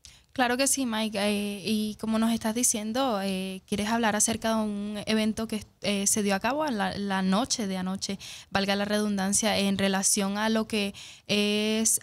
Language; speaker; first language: Spanish; native; Spanish